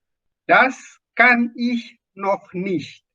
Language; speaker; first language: German; non-native, fluent; Indonesian